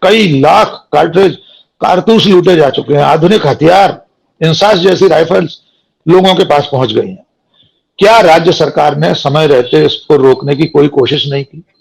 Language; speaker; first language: Hindi; native; Hindi